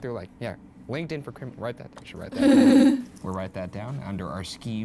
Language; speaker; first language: English; native; English